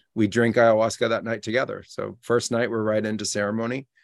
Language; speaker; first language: English; native; English